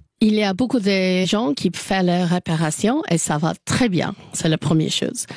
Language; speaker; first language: French; non-native, learner; English